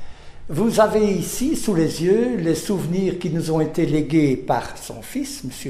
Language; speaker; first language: French; native; French